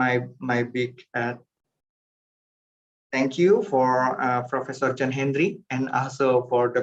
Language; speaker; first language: English; non-native, fluent; Indonesian